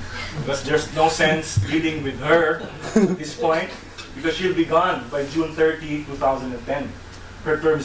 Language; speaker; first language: English; non-native, local second language; Bikol